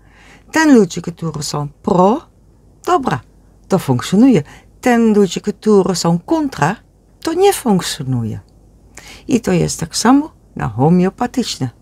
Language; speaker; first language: Polish; non-native, learner; Dutch